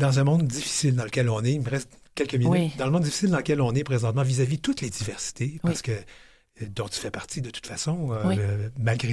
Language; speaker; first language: French; native; French